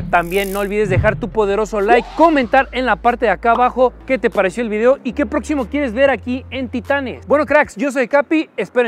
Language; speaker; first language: Spanish; native; Spanish